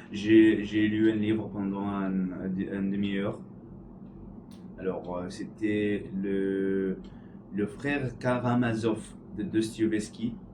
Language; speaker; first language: French; non-native, learner; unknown